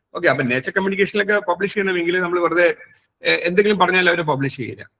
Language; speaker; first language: English; non-native, local second language; Malayalam